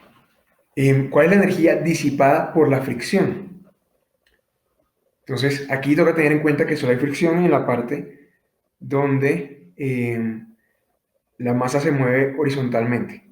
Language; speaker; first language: Spanish; native; Spanish